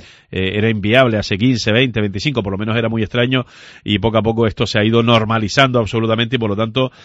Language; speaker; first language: Spanish; native; Spanish